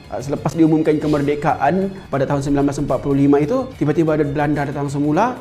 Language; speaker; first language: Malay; native; Malay